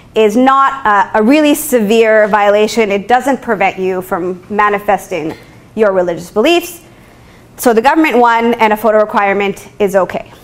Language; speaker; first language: English; native; English